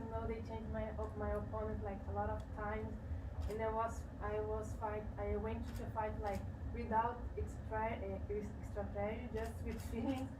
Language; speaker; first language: English; non-native, learner; Portuguese